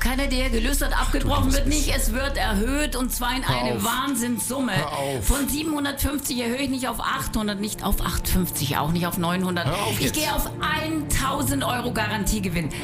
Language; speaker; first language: German; native; German